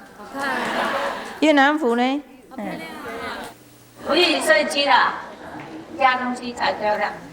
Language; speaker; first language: Chinese; non-native, fluent; Vietnamese